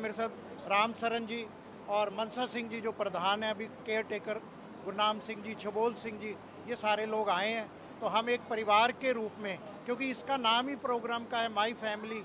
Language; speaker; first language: Hindi; native; Hindi